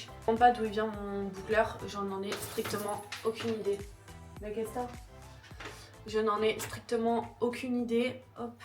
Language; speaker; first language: French; native; French